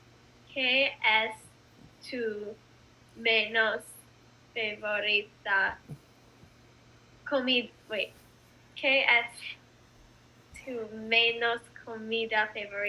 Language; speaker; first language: Spanish; non-native, learner; English